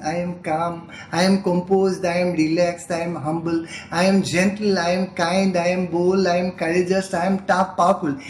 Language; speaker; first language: English; non-native, local second language; Assamese